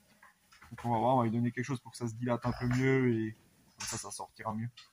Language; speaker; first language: French; native; French